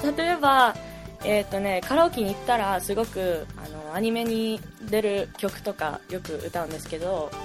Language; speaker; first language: Japanese; non-native, fluent; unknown